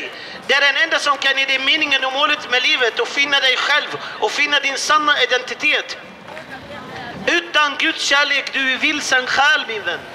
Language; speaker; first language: Swedish; non-native, fluent; Arabic